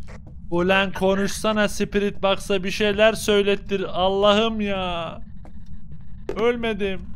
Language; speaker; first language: Turkish; native; Turkish